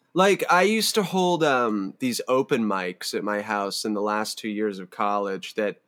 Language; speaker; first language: English; native; English